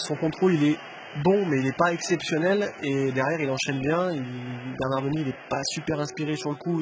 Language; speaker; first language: French; native; French